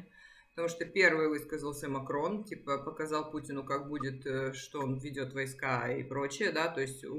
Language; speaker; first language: Russian; native; Russian